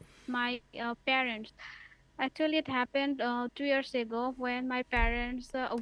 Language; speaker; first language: English; non-native, learner; Bangla